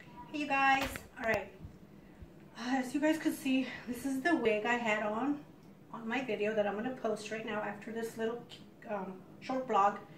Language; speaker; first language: English; early bilingual, other home language; Spanish